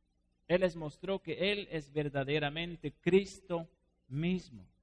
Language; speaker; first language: Spanish; non-native, fluent; Dutch